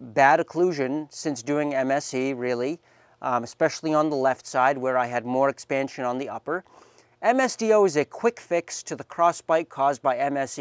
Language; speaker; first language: English; native; English